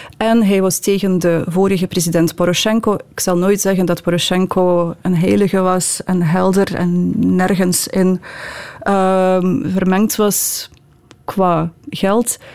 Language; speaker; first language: Dutch; non-native, fluent; Ukrainian